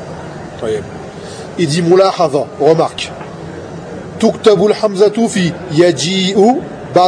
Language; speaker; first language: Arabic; non-native, fluent; French